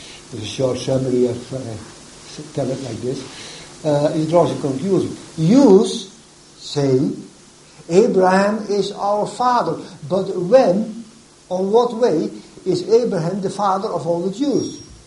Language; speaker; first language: English; non-native, fluent; Dutch